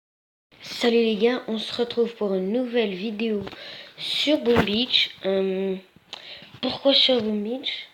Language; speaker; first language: French; native; French